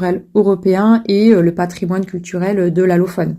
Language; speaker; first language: French; native; French